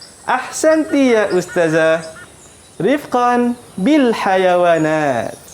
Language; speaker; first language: Arabic; non-native, fluent; Malay